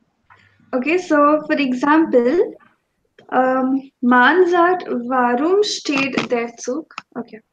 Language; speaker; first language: German; non-native, fluent; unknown